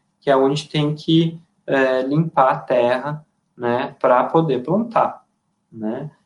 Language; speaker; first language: Portuguese; native; Portuguese